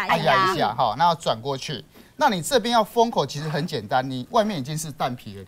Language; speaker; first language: Chinese; native; Chinese